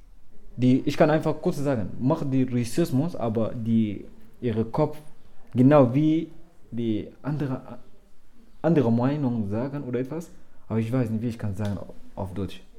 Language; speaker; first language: German; non-native, learner; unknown